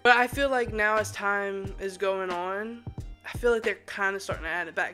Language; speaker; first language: English; native; English